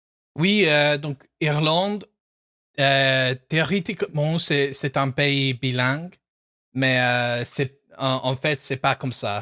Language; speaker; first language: French; non-native, fluent; English